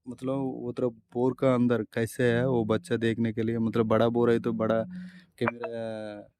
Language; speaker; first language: Hindi; non-native, local second language; Telugu